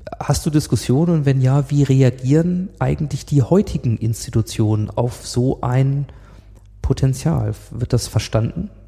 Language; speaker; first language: German; native; German